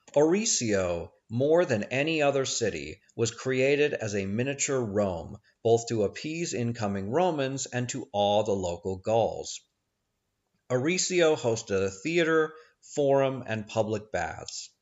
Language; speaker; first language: English; native; English